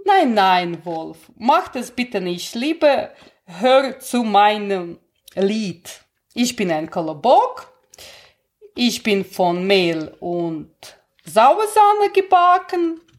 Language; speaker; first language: German; non-native, learner; Russian